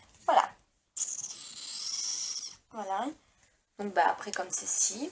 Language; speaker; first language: French; native; French